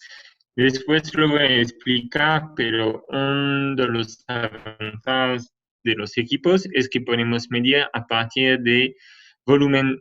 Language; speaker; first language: Spanish; non-native, fluent; French